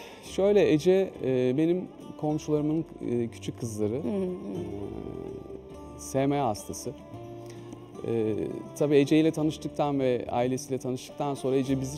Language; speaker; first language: Turkish; native; Turkish